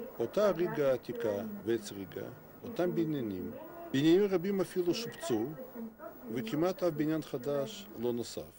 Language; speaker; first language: Hebrew; non-native, fluent; Russian